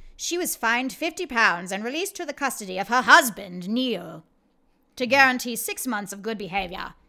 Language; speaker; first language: English; native; English